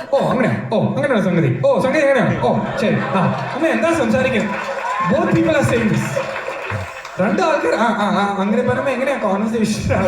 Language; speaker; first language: Malayalam; non-native, learner; English